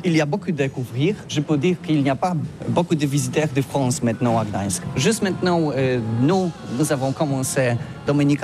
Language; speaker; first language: French; non-native, learner; Polish